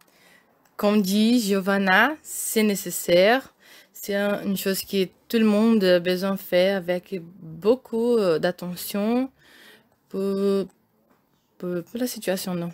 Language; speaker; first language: French; non-native, learner; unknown